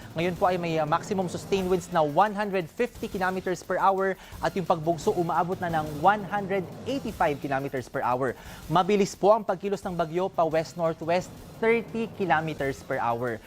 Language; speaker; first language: Filipino; non-native, local second language; Bikol